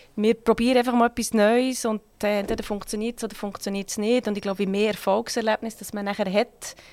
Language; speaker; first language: German; native; German